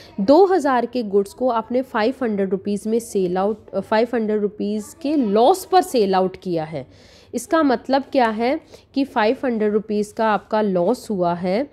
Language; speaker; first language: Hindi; non-native, local second language; Punjabi